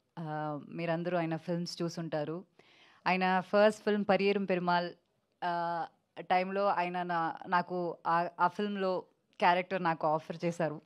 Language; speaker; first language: Telugu; non-native, local second language; Malayalam